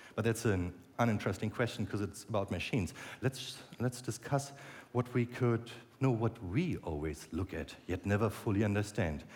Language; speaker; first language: English; non-native, fluent; German